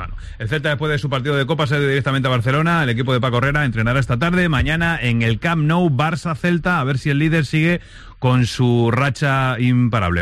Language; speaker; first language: Spanish; native; Spanish